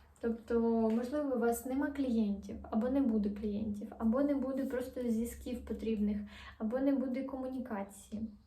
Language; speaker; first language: Ukrainian; non-native, local second language; Russian